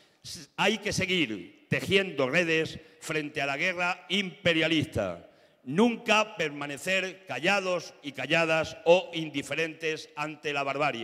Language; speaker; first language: Spanish; native; Spanish